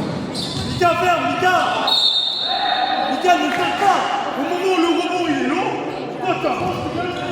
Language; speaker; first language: French; native; French